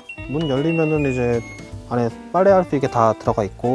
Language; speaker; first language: Korean; native; Korean